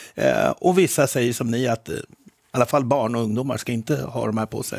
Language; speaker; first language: Swedish; native; Swedish